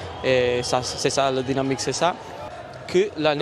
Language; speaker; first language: French; non-native, fluent; Portuguese